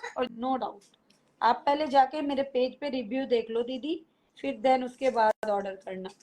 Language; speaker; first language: Hindi; native; Hindi